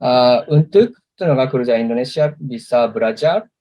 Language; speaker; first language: Indonesian; non-native, learner; Japanese